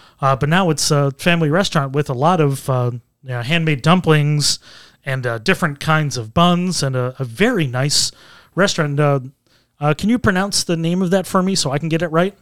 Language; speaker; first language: English; native; English